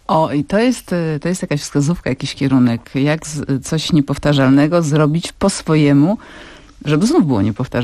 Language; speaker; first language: Polish; native; Polish